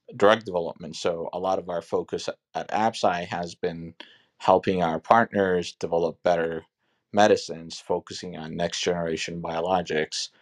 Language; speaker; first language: English; non-native, fluent; Turkish